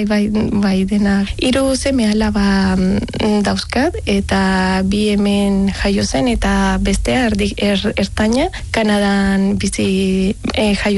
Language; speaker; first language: Basque; non-native, learner; Spanish